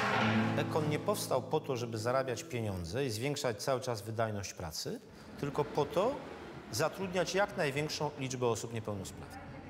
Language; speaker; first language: Polish; native; Polish